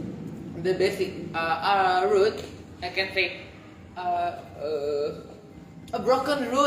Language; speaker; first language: English; non-native, learner; Indonesian